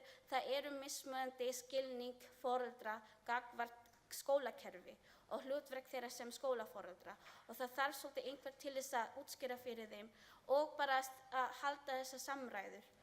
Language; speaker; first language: Icelandic; non-native, learner; Filipino